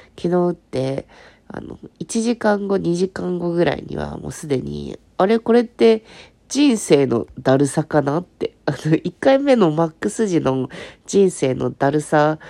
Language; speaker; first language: Japanese; native; Japanese